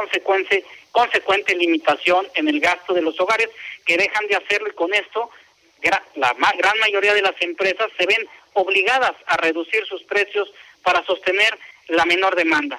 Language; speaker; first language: Spanish; native; Spanish